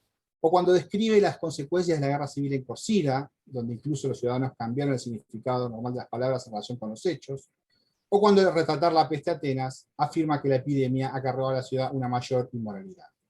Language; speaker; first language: Spanish; native; Spanish